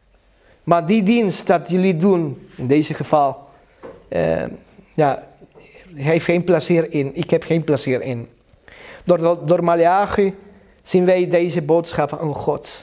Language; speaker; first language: Dutch; non-native, learner; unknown